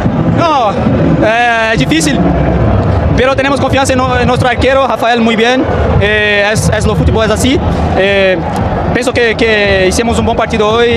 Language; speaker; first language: Spanish; non-native, fluent; Portuguese